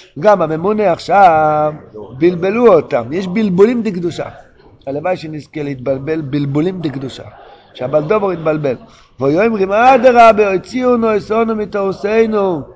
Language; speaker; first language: Hebrew; non-native, local second language; Yiddish